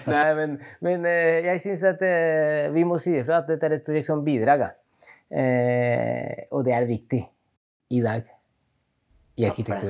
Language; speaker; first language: Norwegian; non-native, fluent; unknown